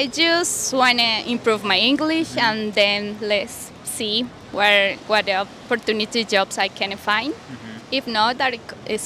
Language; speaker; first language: English; non-native, learner; Spanish